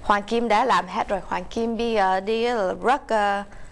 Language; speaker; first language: Vietnamese; early bilingual, heritage; Vietnamese